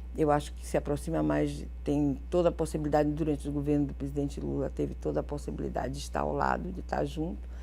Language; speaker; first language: Portuguese; early bilingual, other home language; Galician